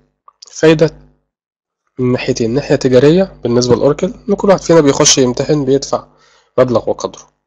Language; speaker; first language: Arabic; native; Arabic